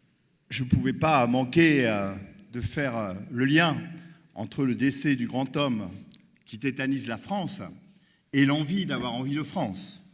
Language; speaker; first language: French; native; French